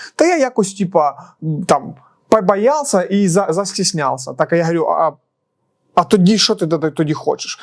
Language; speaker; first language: Ukrainian; non-native, local second language; Russian